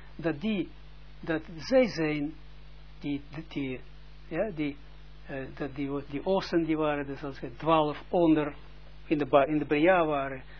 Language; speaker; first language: Dutch; non-native, fluent; Russian